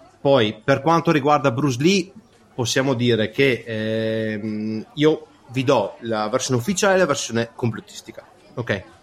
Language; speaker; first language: Italian; native; Italian